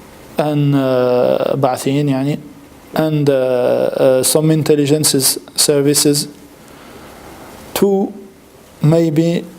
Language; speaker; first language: English; non-native, fluent; French